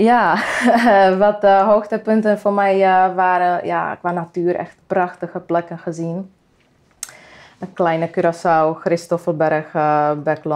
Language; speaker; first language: Dutch; non-native, fluent; Czech